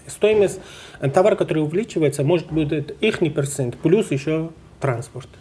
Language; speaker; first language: Russian; non-native, fluent; Persian